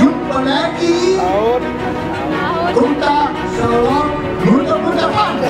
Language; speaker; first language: Indonesian; non-native, learner; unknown